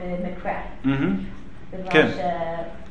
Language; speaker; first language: Hebrew; non-native, learner; English